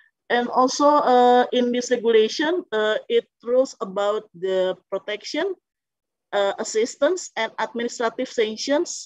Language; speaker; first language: English; non-native, fluent; Indonesian